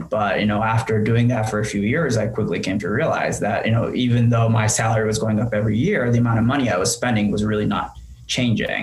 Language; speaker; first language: English; non-native, fluent; Japanese